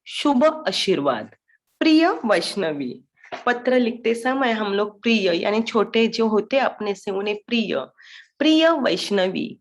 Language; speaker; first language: Hindi; non-native, local second language; Marathi